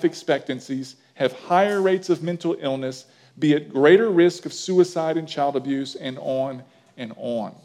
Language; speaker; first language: English; native; English